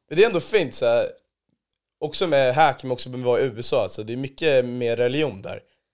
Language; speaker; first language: Swedish; native; Swedish